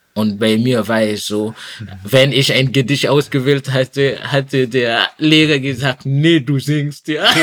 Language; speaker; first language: German; non-native, fluent; Mossi